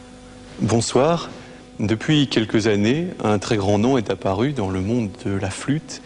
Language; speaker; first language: French; native; French